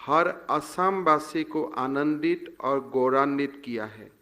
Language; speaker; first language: Hindi; non-native, local second language; Assamese